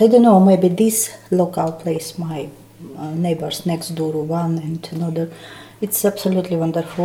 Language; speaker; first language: English; non-native, learner; Russian